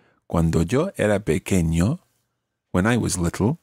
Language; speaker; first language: Spanish; non-native, fluent; English